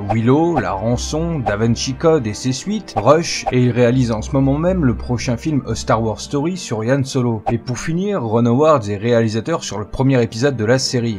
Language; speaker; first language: French; native; French